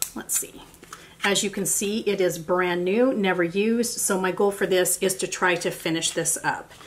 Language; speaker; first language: English; native; English